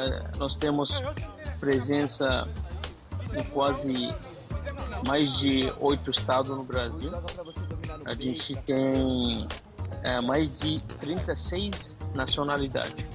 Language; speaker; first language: Portuguese; non-native, fluent; Arabic